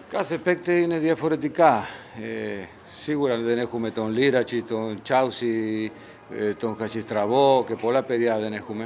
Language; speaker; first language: Greek; non-native, fluent; Spanish